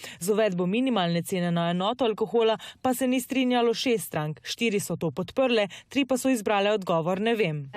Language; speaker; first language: Slovenian; native; Slovenian